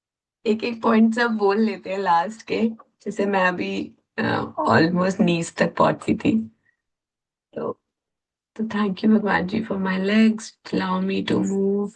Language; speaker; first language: Hindi; native; Hindi